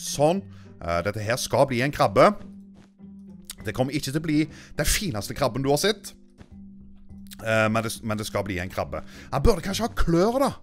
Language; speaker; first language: Norwegian; native; Norwegian